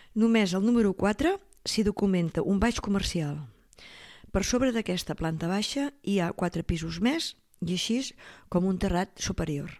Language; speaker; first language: Catalan; native; Catalan